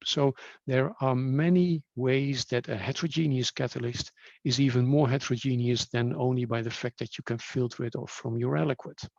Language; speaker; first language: English; non-native, fluent; Dutch